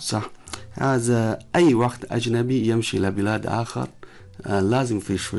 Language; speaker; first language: Arabic; non-native, learner; Chinese